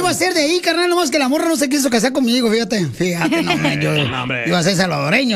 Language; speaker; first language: Spanish; native; Spanish